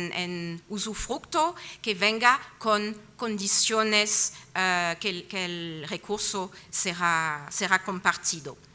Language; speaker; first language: Spanish; non-native, fluent; French